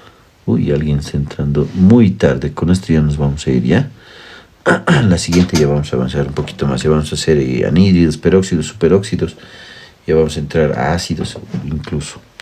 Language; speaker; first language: Spanish; native; Spanish